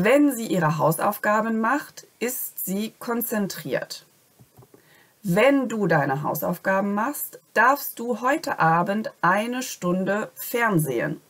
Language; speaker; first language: German; non-native, fluent; French